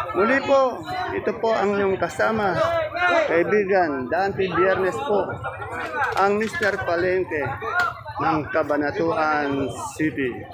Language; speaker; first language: Filipino; native; Filipino